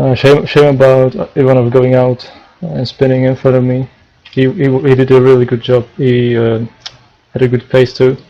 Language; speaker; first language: English; non-native, fluent; Czech